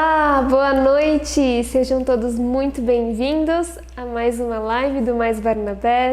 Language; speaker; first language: Portuguese; native; Portuguese